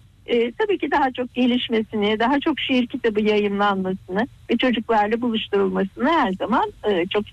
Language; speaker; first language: Turkish; native; Turkish